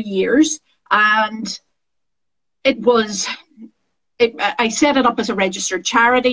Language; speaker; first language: English; native; English